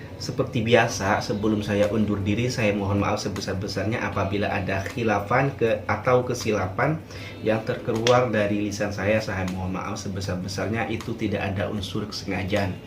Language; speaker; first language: Indonesian; native; Indonesian